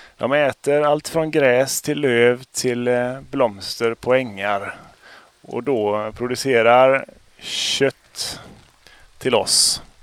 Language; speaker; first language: Swedish; native; Swedish